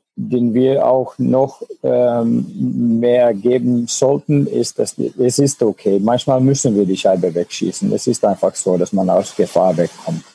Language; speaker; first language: German; non-native, fluent; Finnish